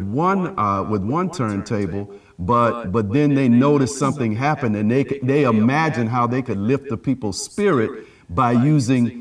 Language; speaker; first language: English; native; English